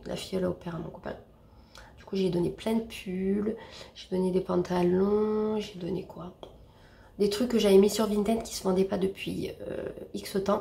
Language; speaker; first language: French; native; French